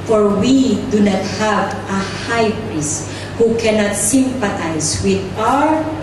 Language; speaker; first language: English; non-native, local second language; Filipino